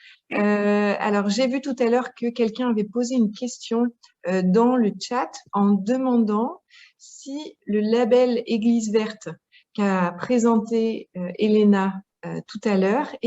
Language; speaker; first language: French; native; French